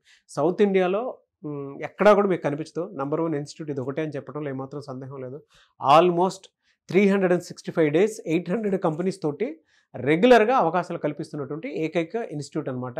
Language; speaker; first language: Telugu; native; Telugu